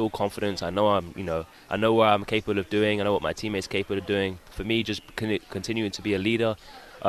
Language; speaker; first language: English; native; English